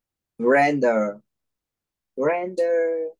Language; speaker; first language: English; non-native, learner; Vietnamese